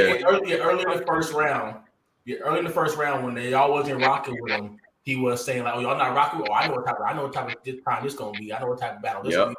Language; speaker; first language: English; native; English